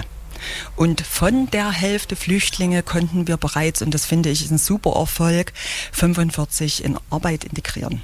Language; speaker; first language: German; native; German